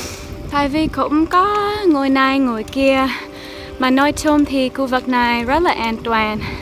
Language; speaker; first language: Vietnamese; non-native, fluent; English